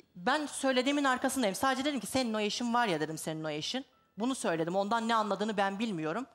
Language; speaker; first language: Turkish; native; Turkish